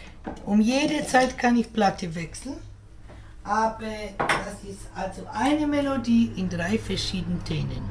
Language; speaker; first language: German; non-native, fluent; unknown